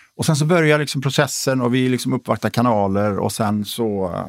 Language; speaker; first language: Swedish; native; Swedish